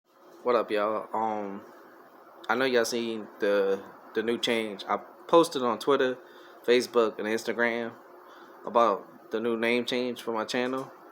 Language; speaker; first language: English; native; English